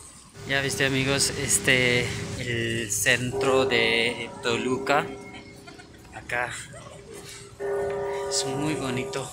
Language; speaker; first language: Spanish; non-native, learner; Urdu